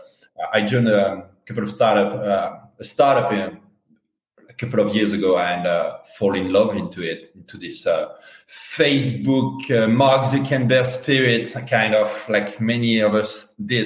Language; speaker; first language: English; non-native, fluent; French